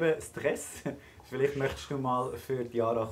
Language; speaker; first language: German; native; German